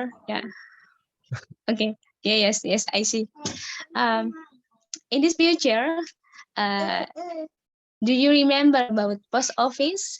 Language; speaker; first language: English; non-native, learner; Indonesian